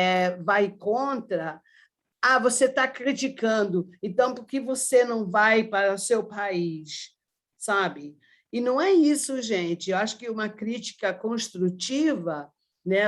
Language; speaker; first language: Portuguese; early bilingual, other home language; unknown